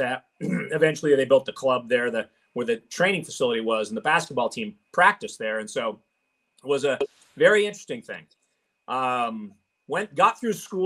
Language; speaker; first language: English; native; English